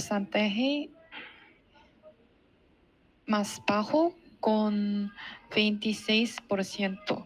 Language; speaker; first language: Spanish; non-native, learner; Korean